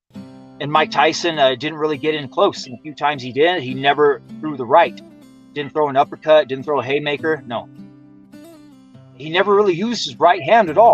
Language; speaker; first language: English; native; English